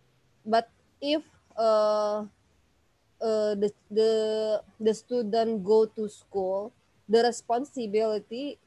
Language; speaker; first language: English; non-native, learner; Indonesian